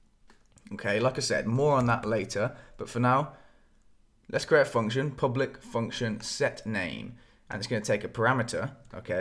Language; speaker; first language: English; native; English